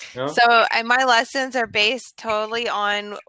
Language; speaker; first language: English; native; English